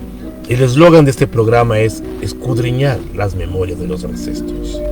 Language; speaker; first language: Spanish; native; Spanish